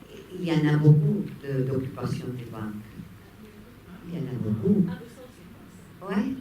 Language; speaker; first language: French; non-native, fluent; Spanish